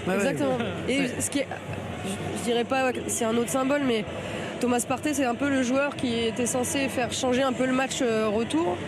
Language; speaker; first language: French; native; French